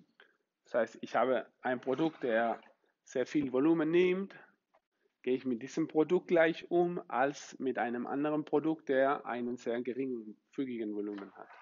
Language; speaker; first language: German; non-native, fluent; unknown